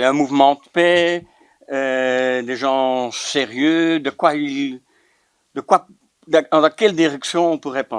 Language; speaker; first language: French; non-native, local second language; Dutch